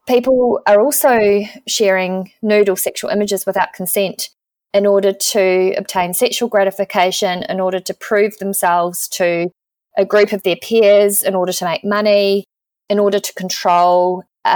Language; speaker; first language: English; native; English